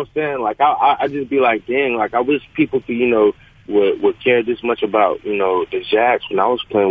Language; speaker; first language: English; native; English